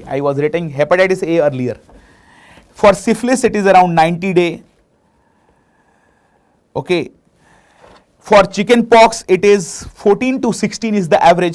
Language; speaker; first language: English; non-native, local second language; Hindi